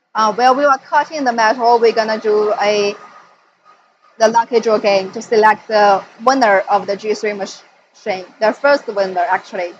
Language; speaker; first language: English; non-native, fluent; Chinese